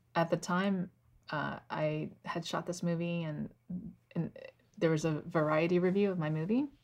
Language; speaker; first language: English; native; English